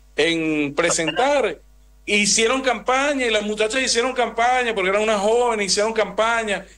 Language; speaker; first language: Spanish; native; Spanish